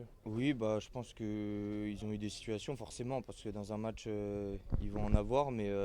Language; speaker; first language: French; native; French